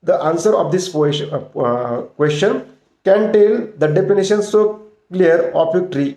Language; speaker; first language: English; non-native, local second language; Marathi